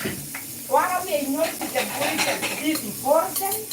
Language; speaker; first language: Dutch; non-native, learner; Kikuyu